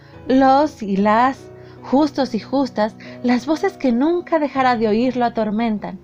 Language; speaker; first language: Spanish; native; Spanish